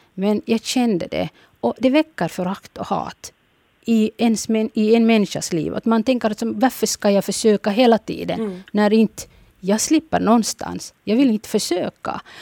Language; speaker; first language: Swedish; early bilingual, other home language; Somali